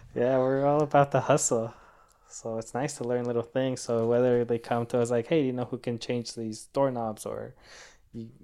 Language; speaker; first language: English; native; English